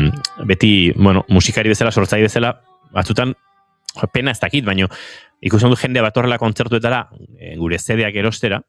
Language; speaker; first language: Basque; native; Basque